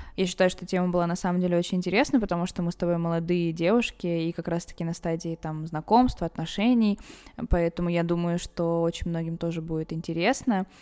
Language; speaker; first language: Russian; early bilingual, other home language; Armenian